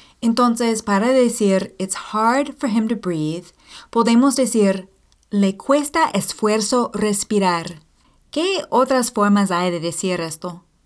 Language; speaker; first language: Spanish; non-native, fluent; English